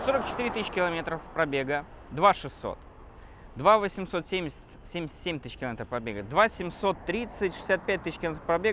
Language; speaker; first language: Russian; native; Russian